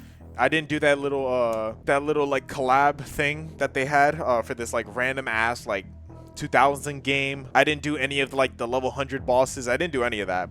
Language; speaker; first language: English; native; English